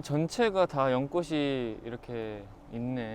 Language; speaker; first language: Korean; native; Korean